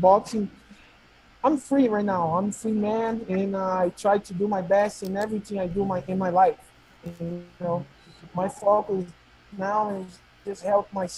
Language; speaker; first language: English; non-native, learner; Portuguese